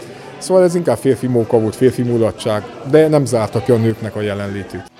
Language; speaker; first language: Hungarian; native; Hungarian